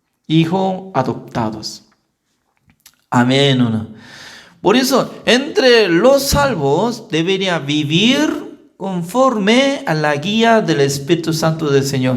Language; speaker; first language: Spanish; non-native, learner; Korean